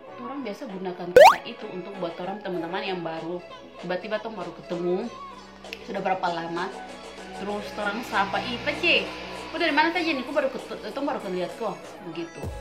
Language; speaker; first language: Indonesian; native; Indonesian